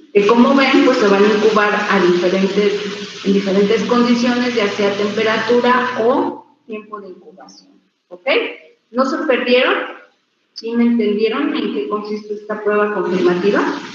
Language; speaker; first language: Spanish; native; Spanish